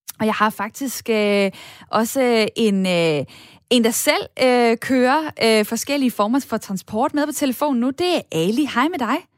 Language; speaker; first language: Danish; native; Danish